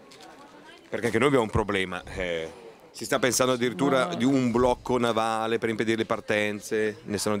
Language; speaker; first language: Italian; native; Italian